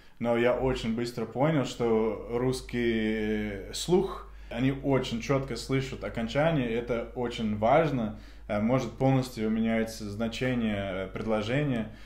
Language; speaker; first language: Russian; non-native, fluent; English